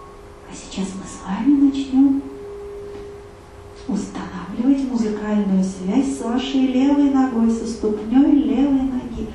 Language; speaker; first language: Russian; native; Russian